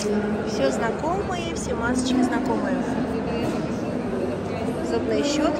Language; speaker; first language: Russian; native; Russian